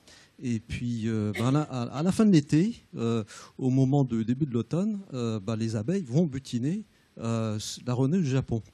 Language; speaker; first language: French; native; French